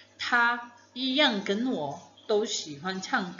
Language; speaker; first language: Chinese; non-native, fluent; Indonesian